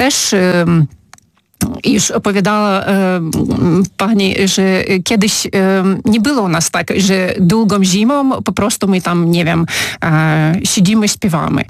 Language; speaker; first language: Polish; non-native, fluent; Ukrainian